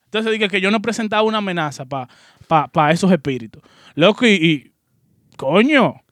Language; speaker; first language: Spanish; native; Spanish